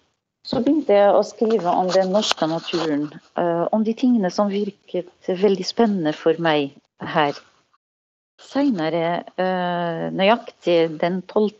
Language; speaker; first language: Norwegian; non-native, fluent; Arabic